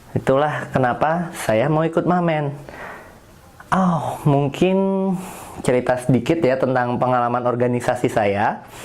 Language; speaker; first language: Indonesian; native; Indonesian